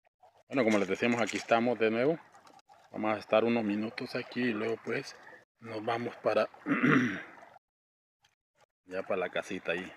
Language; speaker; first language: Spanish; native; Spanish